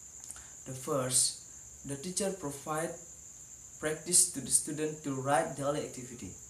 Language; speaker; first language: English; non-native, learner; Indonesian